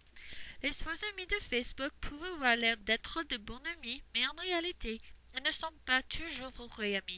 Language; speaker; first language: French; non-native, learner; English